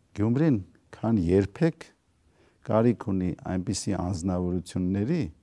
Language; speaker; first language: Armenian; native; Armenian